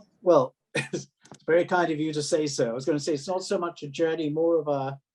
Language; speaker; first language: English; native; English